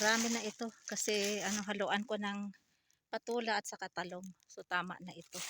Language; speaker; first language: Filipino; non-native, local second language; Iloko